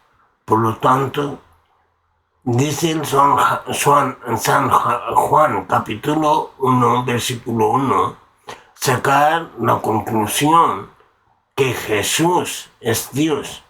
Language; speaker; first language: Spanish; non-native, learner; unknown